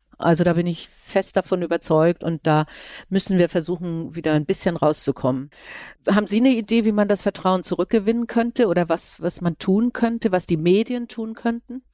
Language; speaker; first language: German; native; German